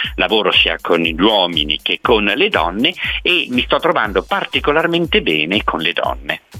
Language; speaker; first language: Italian; native; Italian